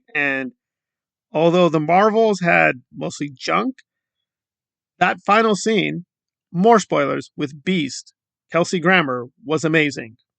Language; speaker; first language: English; native; English